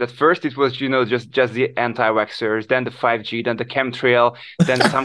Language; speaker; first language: English; non-native, fluent; Hungarian